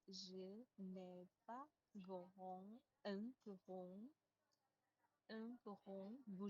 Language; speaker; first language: French; non-native, learner; Chinese